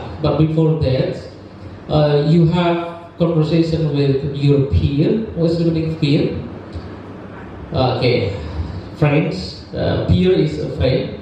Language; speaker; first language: English; non-native, learner; Indonesian